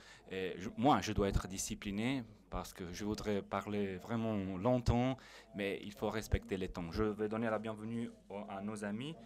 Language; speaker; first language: French; non-native, fluent; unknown